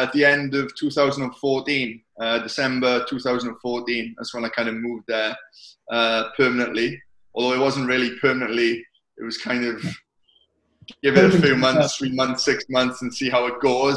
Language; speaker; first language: English; native; English